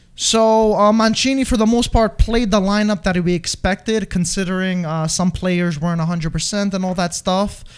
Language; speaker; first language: English; non-native, fluent; Italian